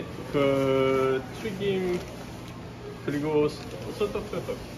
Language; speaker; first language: Korean; non-native, learner; French